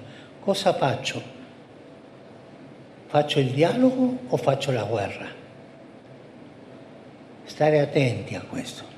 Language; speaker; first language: Italian; non-native, fluent; Spanish